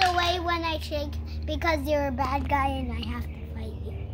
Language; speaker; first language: English; early bilingual, other home language; Russian